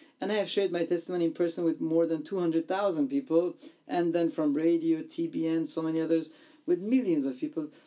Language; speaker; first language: English; non-native, fluent; Armenian